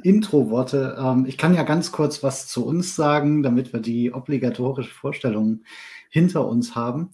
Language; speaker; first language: German; native; German